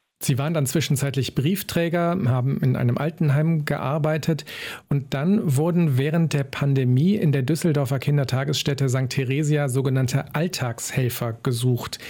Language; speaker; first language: German; native; German